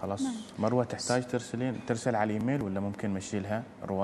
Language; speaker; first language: Arabic; native; Arabic